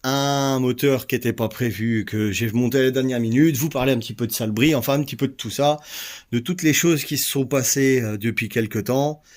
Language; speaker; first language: French; native; French